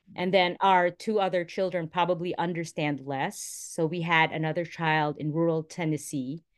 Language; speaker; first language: English; non-native, local second language; Filipino